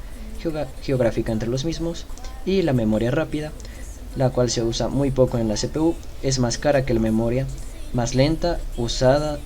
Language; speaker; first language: Spanish; native; Spanish